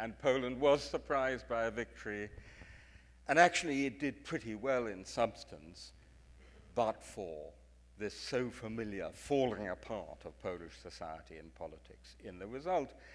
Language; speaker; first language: English; native; English